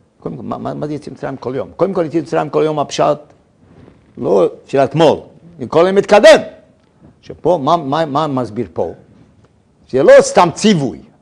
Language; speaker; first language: Hebrew; non-native, fluent; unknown